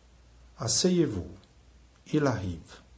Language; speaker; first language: French; non-native, fluent; Portuguese